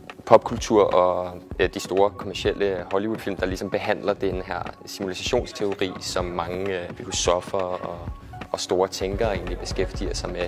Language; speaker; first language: Danish; native; Danish